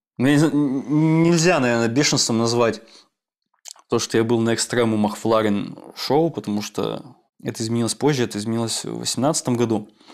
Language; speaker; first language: Russian; native; Russian